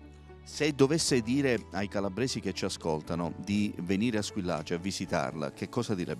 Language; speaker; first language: Italian; native; Italian